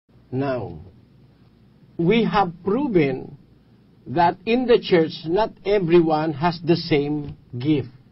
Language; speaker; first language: English; non-native, local second language; Pampanga